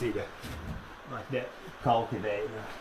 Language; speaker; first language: English; non-native, fluent; Swedish